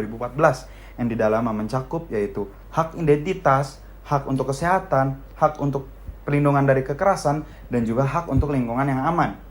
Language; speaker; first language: Indonesian; native; Indonesian